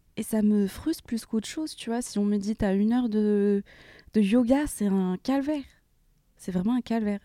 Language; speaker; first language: French; non-native, local second language; Arabic